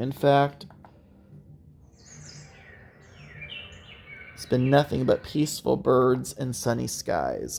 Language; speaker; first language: English; native; English